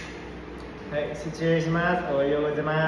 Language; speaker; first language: Japanese; non-native, learner; Vietnamese